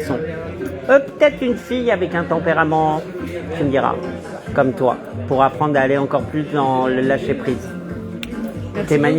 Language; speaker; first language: French; native; French